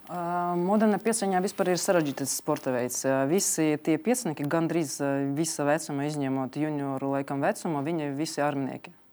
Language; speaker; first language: Latvian; non-native, local second language; Russian